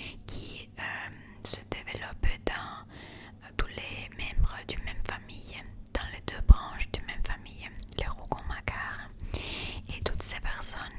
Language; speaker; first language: French; non-native, learner; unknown